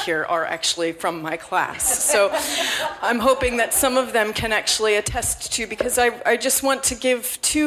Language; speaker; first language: English; native; English